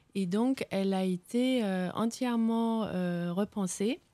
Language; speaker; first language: French; non-native, fluent; Danish